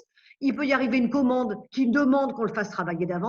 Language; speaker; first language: French; native; French